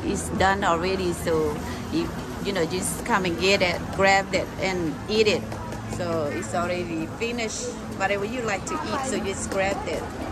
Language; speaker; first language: English; non-native, learner; Thai